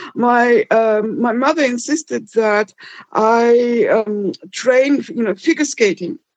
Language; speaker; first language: English; non-native, fluent; German